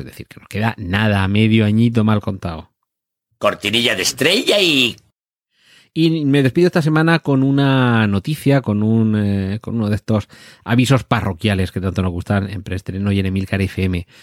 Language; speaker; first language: Spanish; native; Spanish